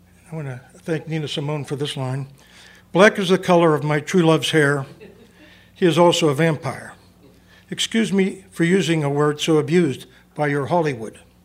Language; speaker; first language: English; native; English